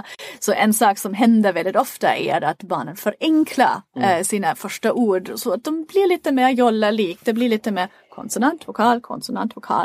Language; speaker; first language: Swedish; non-native, fluent; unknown